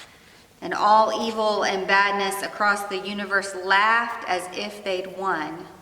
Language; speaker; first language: English; native; English